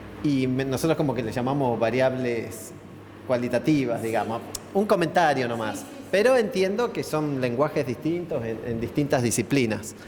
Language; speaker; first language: Spanish; native; Spanish